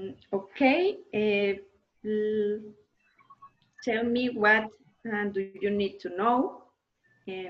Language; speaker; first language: English; non-native, learner; Spanish